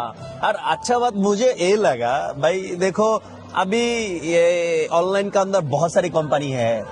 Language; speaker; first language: Hindi; non-native, fluent; Bangla